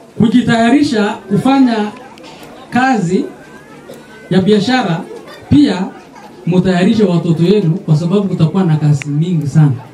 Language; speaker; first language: Swahili; non-native, local second language; Kalenjin